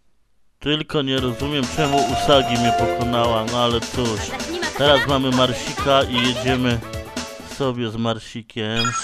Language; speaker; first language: Polish; native; Polish